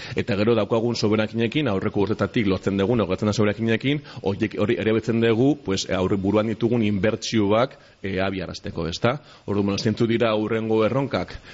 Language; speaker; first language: Basque; non-native, local second language; Spanish